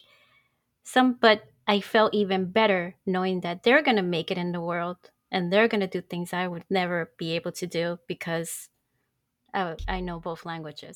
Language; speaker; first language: English; early bilingual, other home language; Spanish